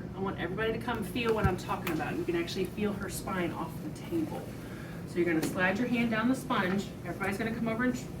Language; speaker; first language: English; native; English